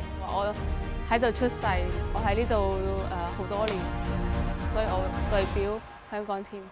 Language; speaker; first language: Cantonese; early bilingual, other home language; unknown